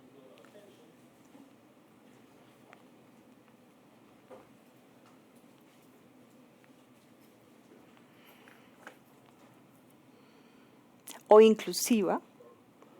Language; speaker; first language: Spanish; native; Spanish